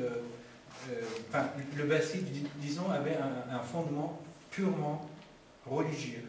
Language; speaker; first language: French; non-native, fluent; Persian